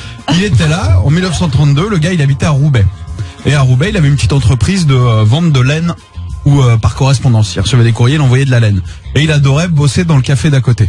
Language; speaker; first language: French; native; French